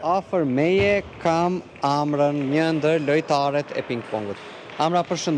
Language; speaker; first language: Albanian; native; Albanian